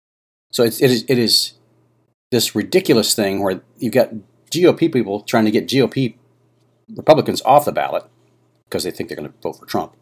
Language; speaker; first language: English; native; English